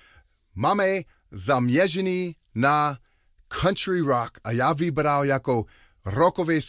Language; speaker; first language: Czech; non-native, learner; English